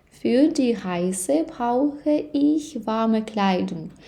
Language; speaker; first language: German; non-native, fluent; Ukrainian